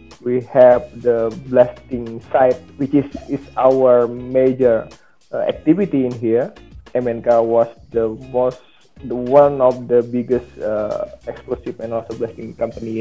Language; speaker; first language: English; non-native, learner; Indonesian